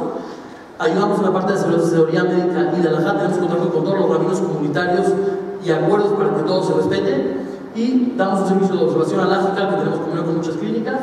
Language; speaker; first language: Spanish; native; Spanish